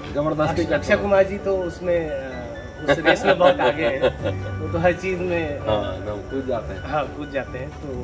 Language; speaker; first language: Hindi; native; Hindi